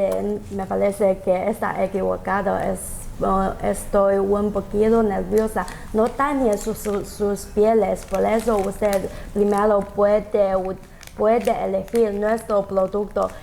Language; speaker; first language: Spanish; non-native, learner; Chinese